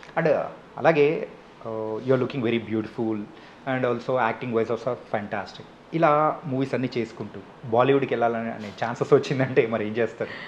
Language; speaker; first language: Telugu; native; Telugu